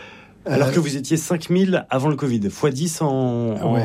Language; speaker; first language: French; native; French